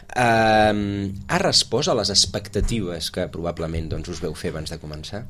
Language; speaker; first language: Catalan; native; Catalan